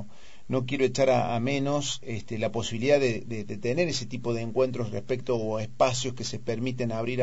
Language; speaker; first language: Spanish; native; Spanish